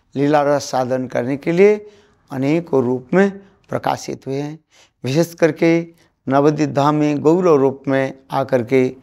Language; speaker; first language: Hindi; non-native, local second language; Bangla